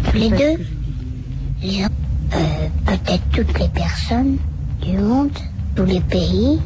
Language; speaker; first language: French; early bilingual, other home language; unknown